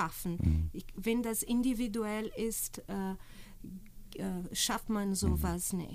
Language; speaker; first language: German; non-native, fluent; Portuguese